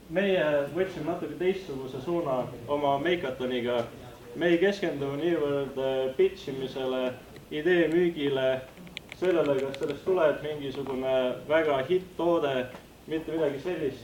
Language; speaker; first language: Estonian; native; Estonian